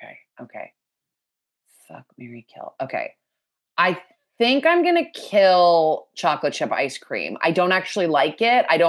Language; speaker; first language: English; native; English